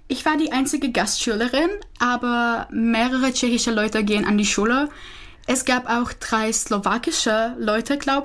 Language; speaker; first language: German; non-native, fluent; Czech